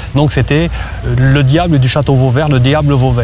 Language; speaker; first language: French; native; French